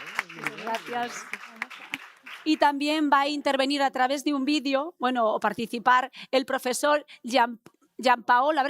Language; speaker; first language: Spanish; native; Spanish